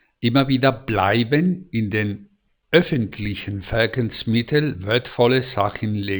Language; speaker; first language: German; non-native, fluent; Spanish